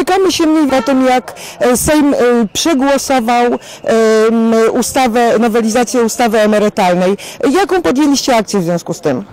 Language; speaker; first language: Polish; native; Polish